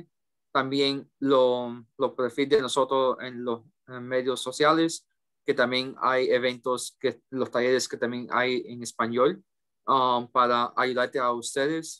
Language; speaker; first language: Spanish; early bilingual, heritage; English